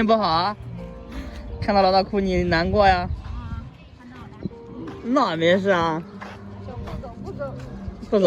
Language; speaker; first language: Chinese; native; Chinese